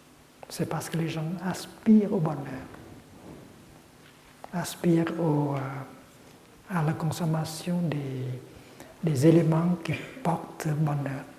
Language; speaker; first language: French; non-native, fluent; Vietnamese